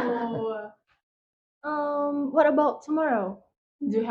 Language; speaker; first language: English; non-native, learner; Indonesian